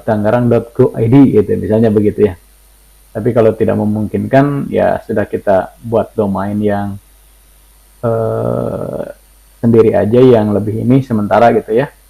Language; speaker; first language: Indonesian; native; Indonesian